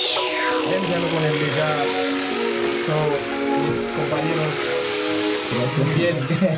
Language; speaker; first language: Spanish; non-native, learner; Haitian Creole